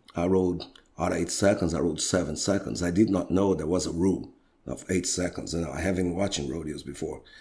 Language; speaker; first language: English; non-native, fluent; Portuguese